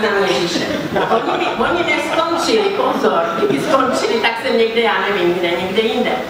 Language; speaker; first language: Czech; non-native, fluent; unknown